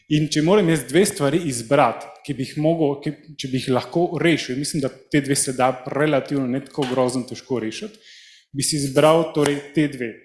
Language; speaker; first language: Slovenian; early bilingual, heritage; Slovenian